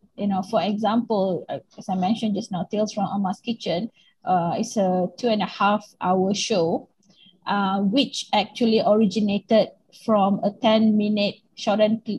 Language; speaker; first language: English; non-native, local second language; Malay